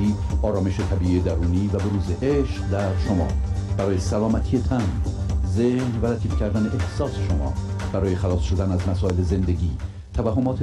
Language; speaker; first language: Persian; native; Persian